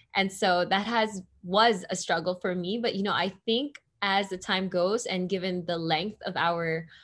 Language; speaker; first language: English; non-native, local second language; Filipino